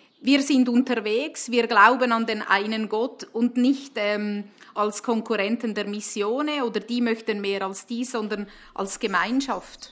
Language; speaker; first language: German; native; German